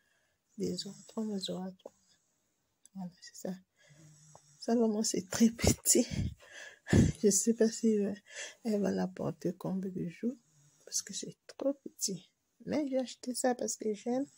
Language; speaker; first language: French; non-native, local second language; Lingala